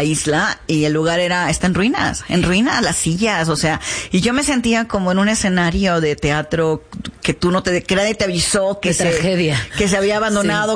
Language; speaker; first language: Spanish; native; Spanish